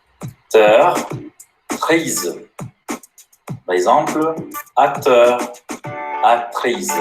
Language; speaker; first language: French; non-native, learner; Spanish